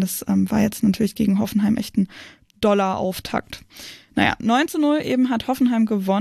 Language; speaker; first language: German; native; German